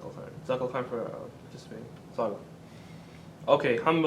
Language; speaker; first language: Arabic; non-native, fluent; English